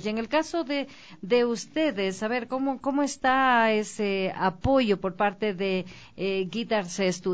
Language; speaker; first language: Spanish; native; Spanish